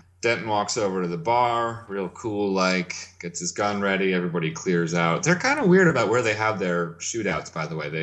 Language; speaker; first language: English; native; English